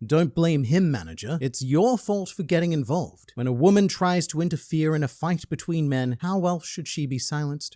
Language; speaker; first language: English; native; English